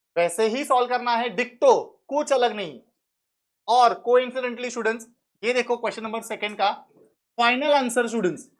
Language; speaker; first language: Hindi; non-native, local second language; Marathi